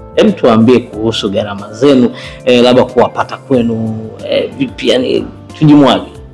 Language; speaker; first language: Swahili; native; Swahili